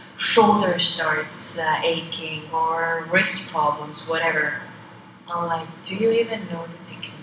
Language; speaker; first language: English; non-native, fluent; Estonian